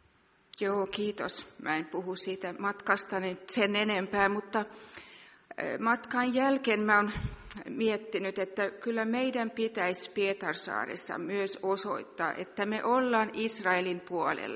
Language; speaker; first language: Finnish; non-native, local second language; Swedish